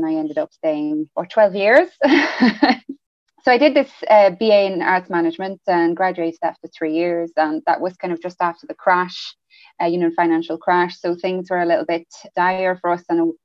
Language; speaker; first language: English; non-native, fluent; French